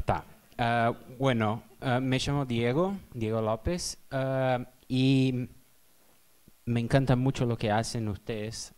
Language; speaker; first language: Spanish; non-native, fluent; Portuguese